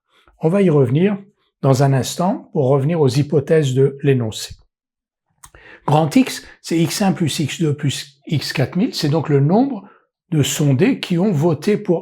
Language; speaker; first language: French; native; French